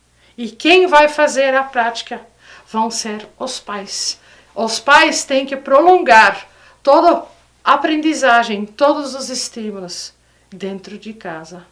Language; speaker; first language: Portuguese; non-native, fluent; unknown